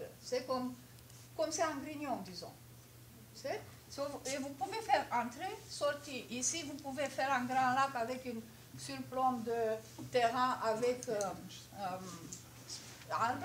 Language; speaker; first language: French; non-native, fluent; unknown